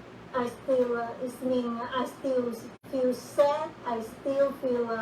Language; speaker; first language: English; non-native, learner; Vietnamese